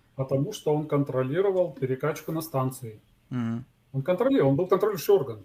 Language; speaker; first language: Russian; native; Russian